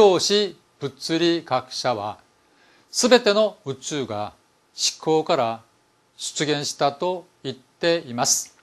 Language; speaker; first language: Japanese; non-native, fluent; Korean